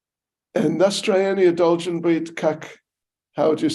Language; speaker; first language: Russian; non-native, learner; English